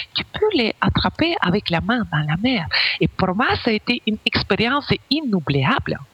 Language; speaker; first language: French; non-native, fluent; Ukrainian